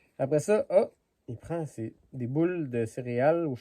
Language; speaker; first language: French; native; French